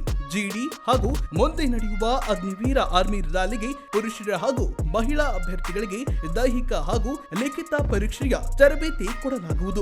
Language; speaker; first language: Kannada; native; Kannada